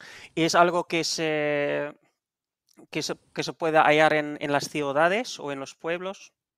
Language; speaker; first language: Spanish; non-native, fluent; Dutch